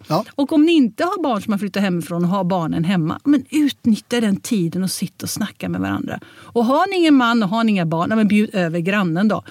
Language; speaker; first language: Swedish; early bilingual, heritage; Swedish